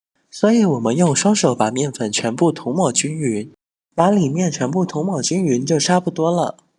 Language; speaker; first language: Chinese; native; Chinese